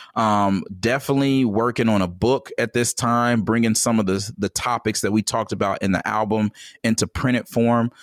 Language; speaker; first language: English; native; English